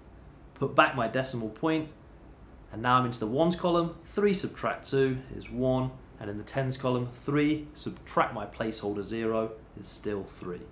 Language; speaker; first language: English; native; English